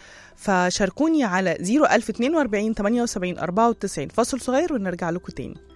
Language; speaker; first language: Arabic; native; Arabic